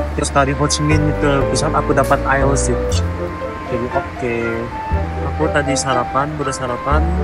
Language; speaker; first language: Indonesian; non-native, fluent; Korean